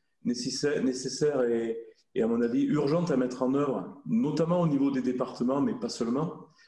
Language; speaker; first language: French; native; French